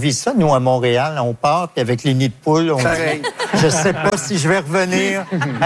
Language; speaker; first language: French; native; French